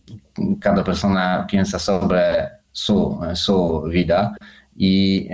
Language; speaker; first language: Spanish; non-native, learner; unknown